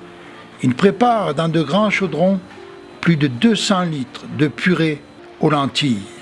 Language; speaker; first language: French; native; French